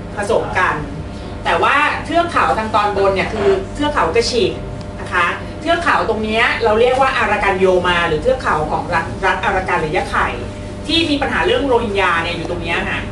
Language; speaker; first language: Thai; native; Thai